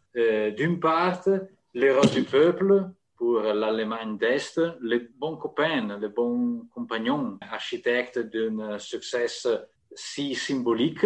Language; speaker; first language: French; non-native, fluent; Italian